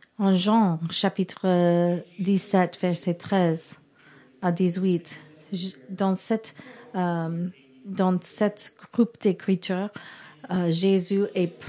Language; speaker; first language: French; non-native, learner; English